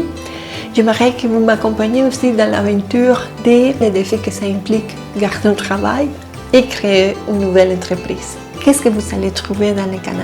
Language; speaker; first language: French; non-native, fluent; Spanish